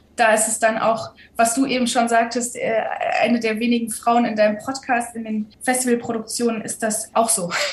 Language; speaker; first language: German; native; German